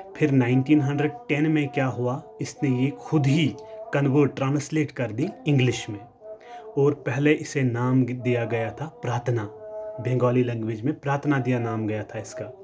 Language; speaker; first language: Hindi; non-native, local second language; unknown